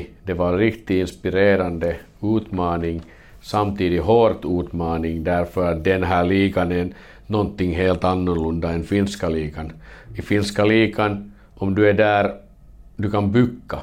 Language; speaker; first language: Swedish; non-native, learner; Finnish